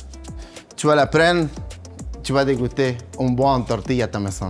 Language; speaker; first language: French; non-native, learner; Spanish